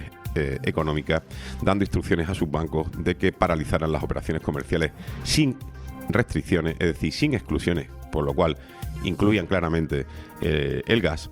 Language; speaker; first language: Spanish; native; Spanish